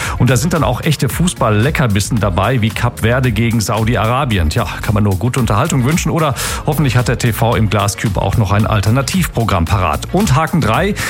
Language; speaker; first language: German; native; German